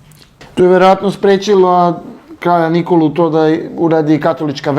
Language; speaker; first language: Serbian; native; Serbian